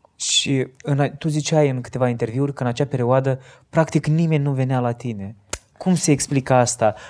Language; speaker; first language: Romanian; native; Romanian